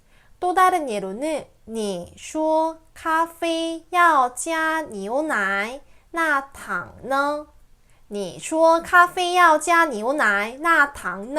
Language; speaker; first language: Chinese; non-native, fluent; Korean